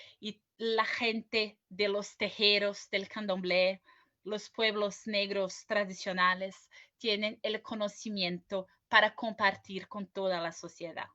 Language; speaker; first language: Spanish; non-native, fluent; Portuguese